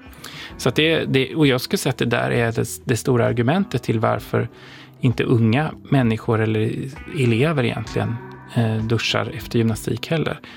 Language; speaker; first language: Swedish; native; Swedish